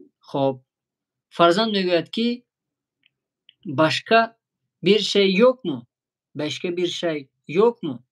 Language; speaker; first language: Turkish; non-native, fluent; Tajik